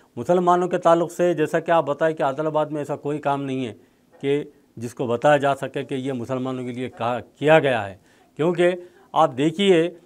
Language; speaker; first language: Urdu; native; Urdu